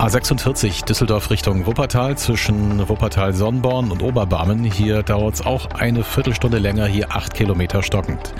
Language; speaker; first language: German; native; German